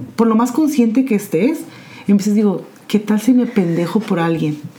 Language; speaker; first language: Spanish; early bilingual, heritage; Spanish